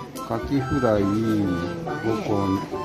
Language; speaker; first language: Japanese; native; Japanese